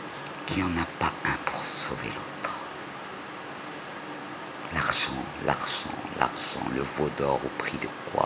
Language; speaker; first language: French; non-native, local second language; Arabic